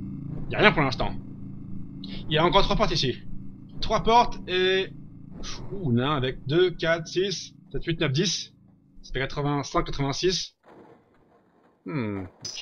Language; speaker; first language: French; native; French